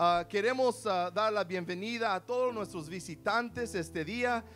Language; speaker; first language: Spanish; early bilingual, heritage; Spanish